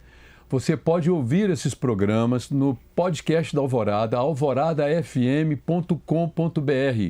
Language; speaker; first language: Portuguese; native; Portuguese